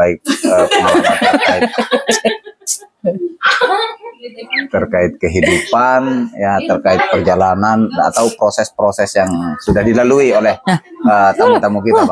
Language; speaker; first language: Indonesian; native; Indonesian